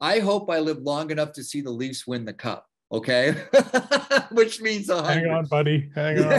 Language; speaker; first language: English; native; English